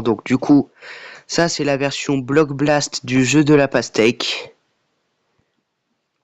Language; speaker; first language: French; native; French